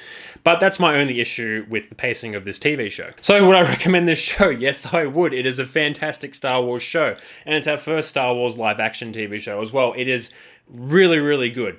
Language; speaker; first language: English; native; English